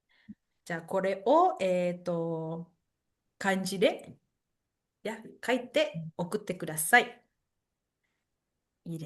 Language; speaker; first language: Japanese; non-native, fluent; Indonesian